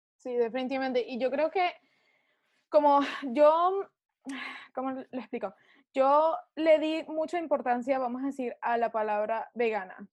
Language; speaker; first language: Spanish; early bilingual, heritage; Spanish